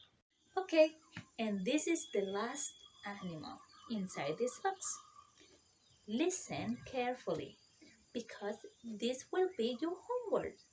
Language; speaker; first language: English; non-native, fluent; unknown